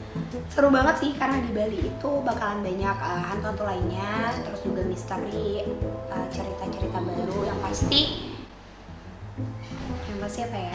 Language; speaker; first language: Indonesian; native; Indonesian